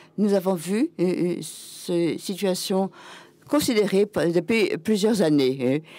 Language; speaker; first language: French; non-native, fluent; German